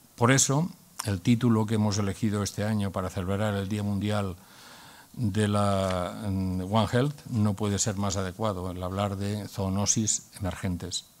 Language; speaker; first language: Spanish; non-native, local second language; Catalan